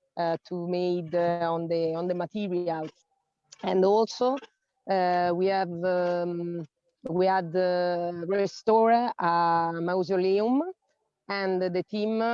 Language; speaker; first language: English; non-native, learner; Italian